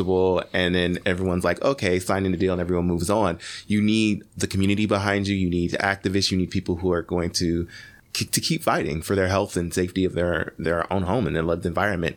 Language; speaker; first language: English; native; English